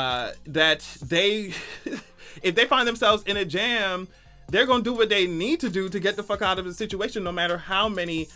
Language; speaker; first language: English; native; English